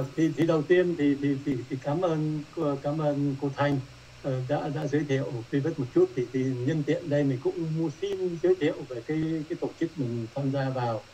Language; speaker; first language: Vietnamese; native; Vietnamese